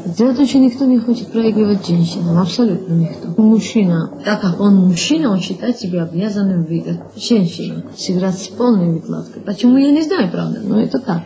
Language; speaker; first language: Russian; non-native, local second language; Georgian